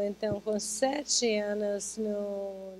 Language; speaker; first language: Portuguese; non-native, fluent; English